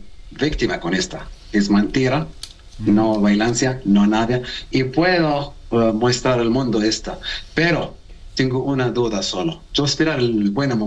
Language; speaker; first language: Spanish; non-native, learner; Arabic